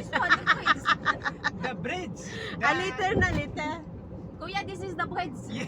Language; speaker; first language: English; non-native, learner; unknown